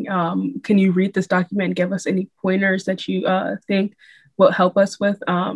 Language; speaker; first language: English; native; English